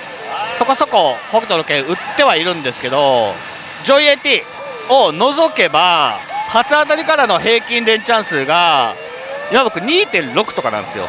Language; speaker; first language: Japanese; native; Japanese